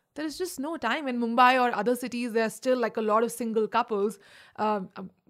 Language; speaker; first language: English; non-native, local second language; Hindi